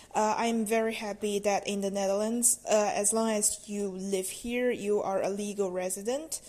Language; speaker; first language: English; non-native, fluent; Chinese